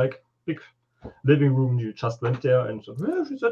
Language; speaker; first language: English; non-native, fluent; German